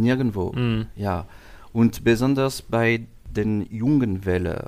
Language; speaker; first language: German; non-native, learner; French